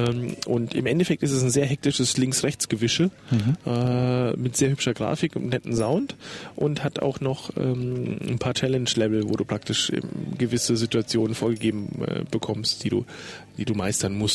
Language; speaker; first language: German; native; German